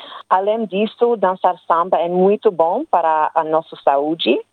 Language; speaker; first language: Portuguese; non-native, learner; English